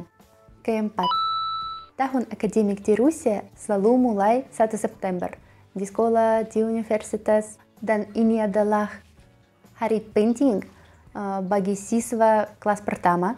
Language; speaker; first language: Indonesian; non-native, learner; Russian